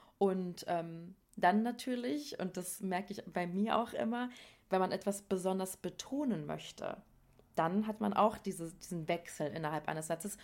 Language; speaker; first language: German; native; German